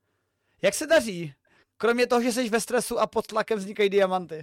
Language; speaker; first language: Czech; native; Czech